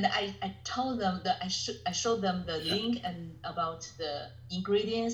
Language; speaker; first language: English; non-native, fluent; Chinese